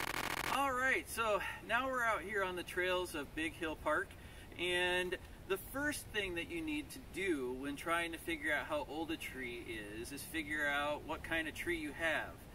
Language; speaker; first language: English; native; English